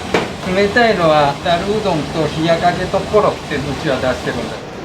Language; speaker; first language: Japanese; native; Japanese